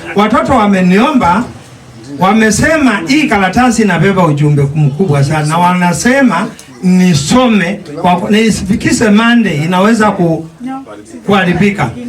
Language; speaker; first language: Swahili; non-native, local second language; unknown